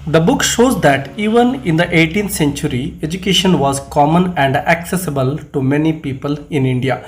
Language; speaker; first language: English; non-native, local second language; Kannada